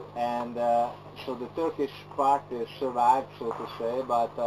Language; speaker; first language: English; non-native, fluent; Hungarian